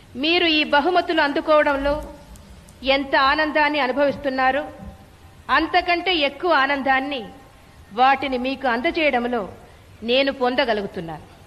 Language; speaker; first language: Telugu; non-native, fluent; Tamil